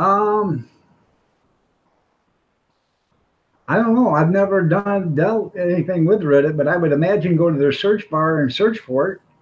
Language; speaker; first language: English; native; English